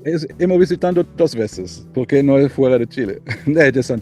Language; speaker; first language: Spanish; non-native, learner; German